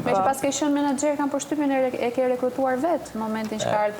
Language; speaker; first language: Albanian; native; Albanian